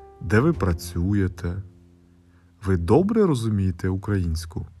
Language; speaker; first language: Ukrainian; early bilingual, heritage; Portuguese